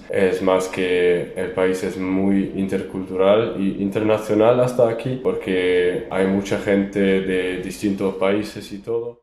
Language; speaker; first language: Spanish; non-native, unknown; German